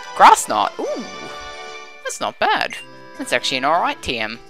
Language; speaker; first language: English; native; English